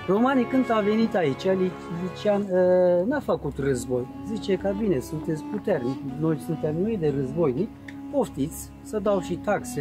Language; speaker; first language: Romanian; non-native, learner; Turkish